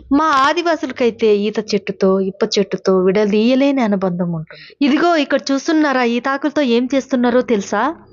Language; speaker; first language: Telugu; non-native, local second language; Koya